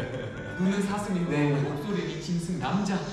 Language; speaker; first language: Korean; native; Korean